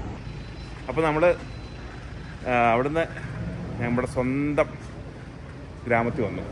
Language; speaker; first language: Malayalam; native; Malayalam